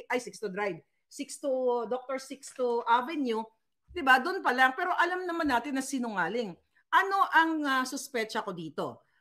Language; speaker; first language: Filipino; non-native, local second language; Cebuano